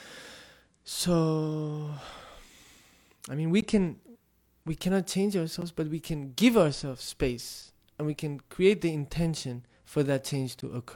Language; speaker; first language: English; non-native, fluent; Tibetan